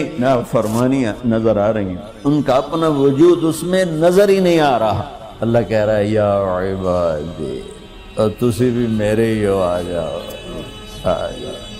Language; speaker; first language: Urdu; non-native, local second language; Punjabi